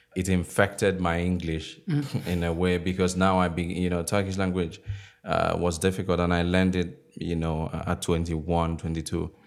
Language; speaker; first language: English; non-native, local second language; Igbo